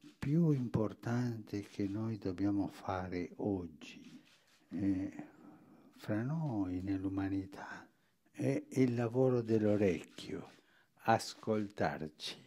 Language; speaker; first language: Italian; non-native, fluent; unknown